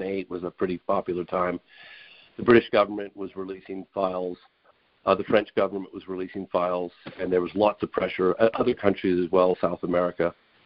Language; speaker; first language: English; native; English